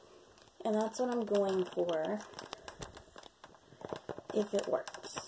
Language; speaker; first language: English; native; English